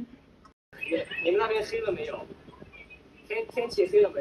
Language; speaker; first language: Chinese; native; Chinese